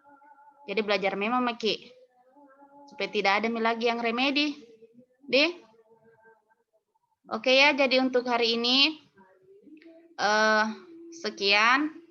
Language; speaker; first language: Indonesian; non-native, local second language; Buginese